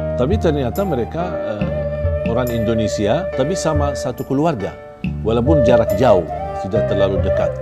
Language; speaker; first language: Indonesian; non-native, fluent; Arabic